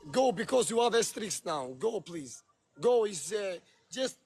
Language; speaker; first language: English; non-native, learner; Albanian